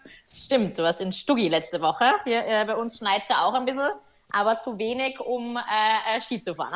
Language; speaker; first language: German; native; German